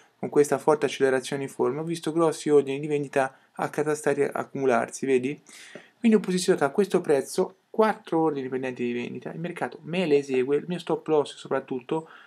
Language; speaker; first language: Italian; native; Italian